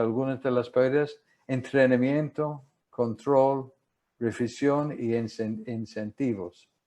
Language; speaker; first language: Spanish; non-native, fluent; English